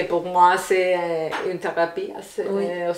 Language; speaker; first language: French; non-native, learner; Spanish